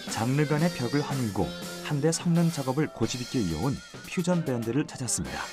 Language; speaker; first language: Korean; native; Korean